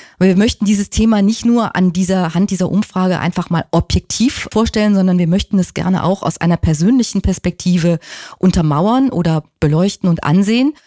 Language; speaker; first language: German; native; German